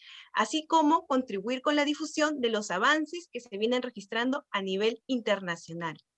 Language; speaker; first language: Spanish; native; Spanish